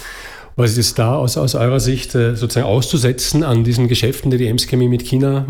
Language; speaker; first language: German; native; German